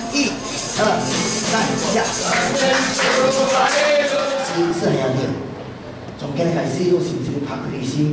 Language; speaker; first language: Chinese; non-native, local second language; Min Nan Chinese